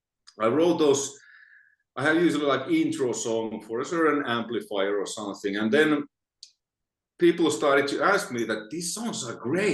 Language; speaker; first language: English; non-native, fluent; Finnish